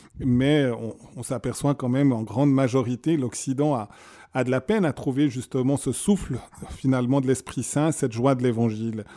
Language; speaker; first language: French; native; French